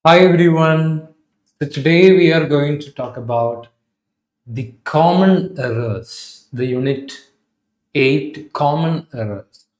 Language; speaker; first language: English; non-native, local second language; Malayalam